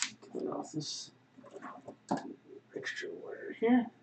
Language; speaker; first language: English; native; English